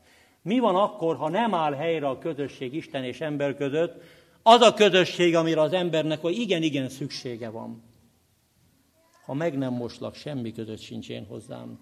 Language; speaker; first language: Hungarian; native; Hungarian